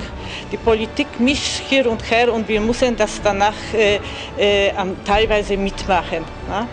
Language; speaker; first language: German; non-native, fluent; Polish